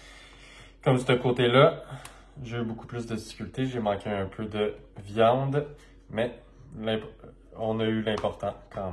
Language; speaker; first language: French; native; French